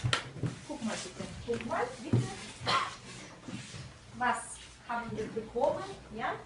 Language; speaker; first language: German; non-native, fluent; Russian